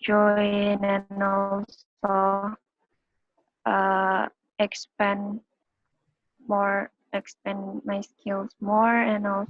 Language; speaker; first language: English; non-native, learner; Indonesian